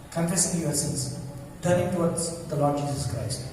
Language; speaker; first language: English; non-native, local second language; Telugu